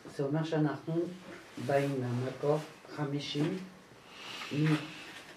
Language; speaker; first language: Hebrew; non-native, learner; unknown